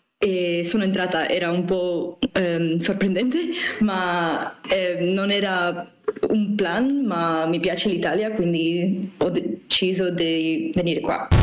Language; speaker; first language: Italian; non-native, learner; Spanish